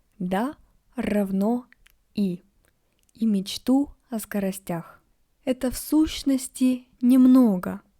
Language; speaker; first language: Russian; native; Russian